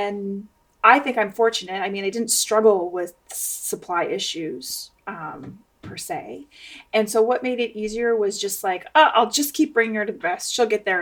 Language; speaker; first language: English; native; English